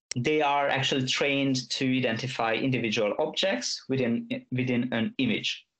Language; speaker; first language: English; non-native, fluent; Hungarian